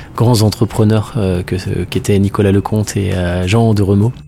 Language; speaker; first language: French; native; French